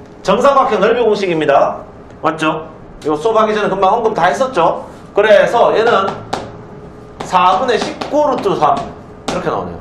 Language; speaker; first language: Korean; native; Korean